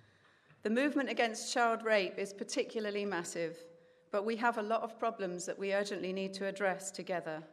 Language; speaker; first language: English; native; English